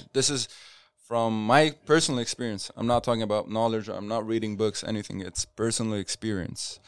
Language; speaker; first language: English; non-native, fluent; Arabic